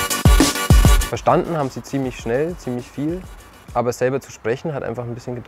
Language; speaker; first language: German; native; German